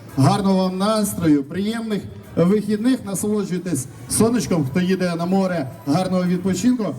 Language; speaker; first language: Ukrainian; native; Ukrainian